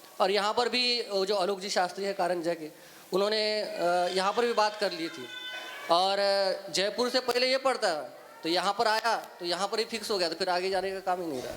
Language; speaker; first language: Hindi; non-native, local second language; Marathi